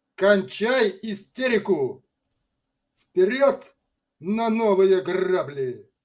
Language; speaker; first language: Russian; native; Russian